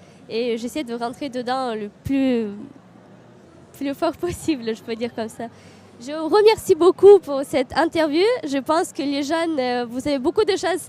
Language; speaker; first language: French; non-native, fluent; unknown